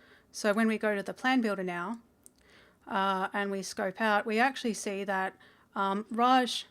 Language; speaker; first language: English; native; English